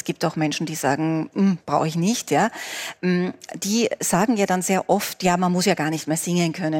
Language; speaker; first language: German; native; German